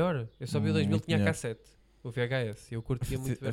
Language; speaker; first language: Portuguese; native; Portuguese